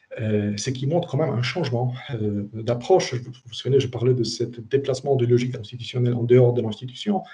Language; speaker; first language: French; non-native, fluent; Polish